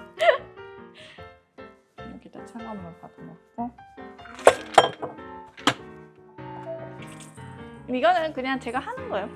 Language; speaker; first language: Korean; non-native, fluent; Japanese